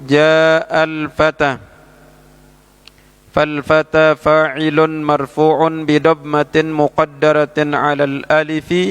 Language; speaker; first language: Arabic; non-native, fluent; Indonesian